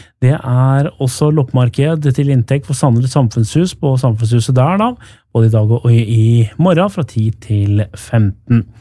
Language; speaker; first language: Norwegian; native; Norwegian